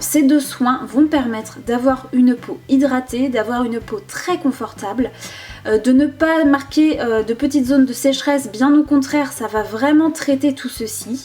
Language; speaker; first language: French; native; French